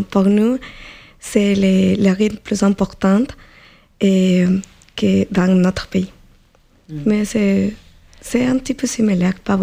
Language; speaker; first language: French; non-native, learner; Spanish